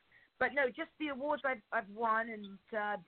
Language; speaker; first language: English; native; English